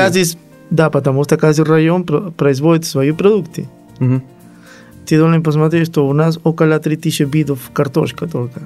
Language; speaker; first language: Russian; non-native, learner; Spanish